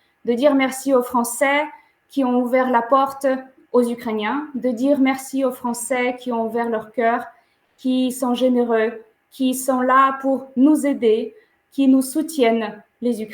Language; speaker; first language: French; non-native, fluent; Ukrainian